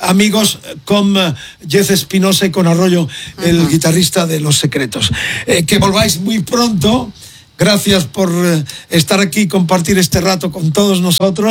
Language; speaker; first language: Spanish; native; Spanish